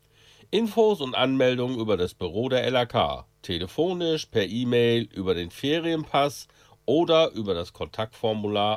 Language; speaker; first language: German; native; German